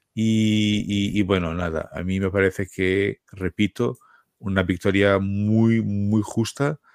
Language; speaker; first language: Spanish; non-native, fluent; Portuguese